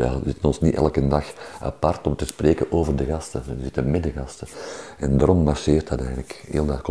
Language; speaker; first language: Dutch; native; Dutch